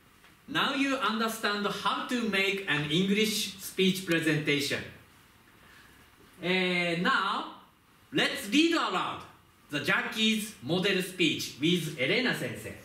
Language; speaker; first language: English; non-native, fluent; Japanese